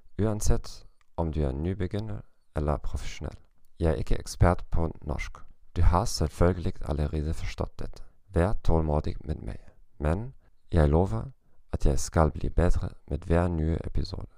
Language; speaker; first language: Norwegian; non-native, learner; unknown